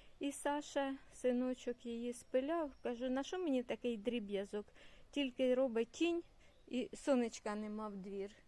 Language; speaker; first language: Ukrainian; non-native, local second language; Russian